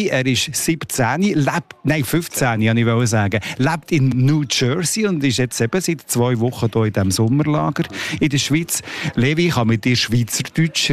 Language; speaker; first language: German; native; German